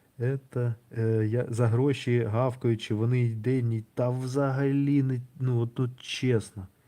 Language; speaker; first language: Ukrainian; non-native, local second language; Russian